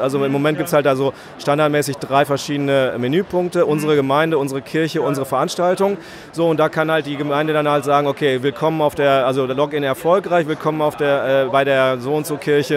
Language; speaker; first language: German; native; German